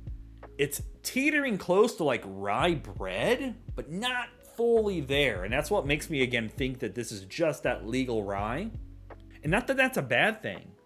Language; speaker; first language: English; native; English